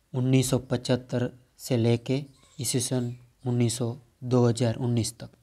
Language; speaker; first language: Hindi; non-native, local second language; Gujarati